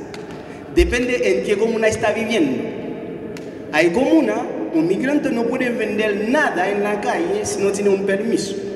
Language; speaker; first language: Spanish; non-native, fluent; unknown